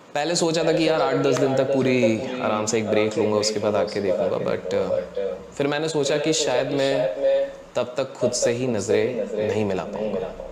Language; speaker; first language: Hindi; native; Hindi